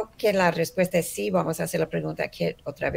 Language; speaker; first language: Spanish; early bilingual, heritage; Spanish